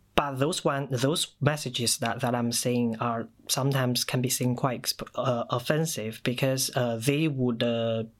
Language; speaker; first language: English; non-native, fluent; Chinese